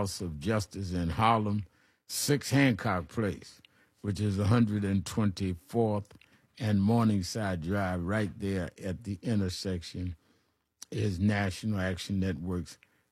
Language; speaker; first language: English; native; English